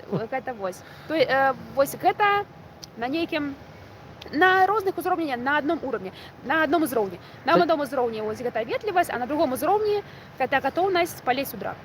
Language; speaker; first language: Belarusian; non-native, local second language; Russian